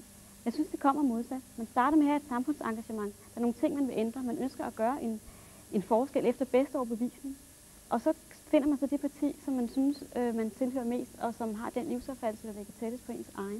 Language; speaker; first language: Danish; native; Danish